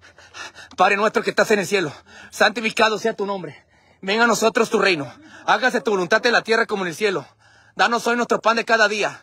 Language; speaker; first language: Spanish; native; Spanish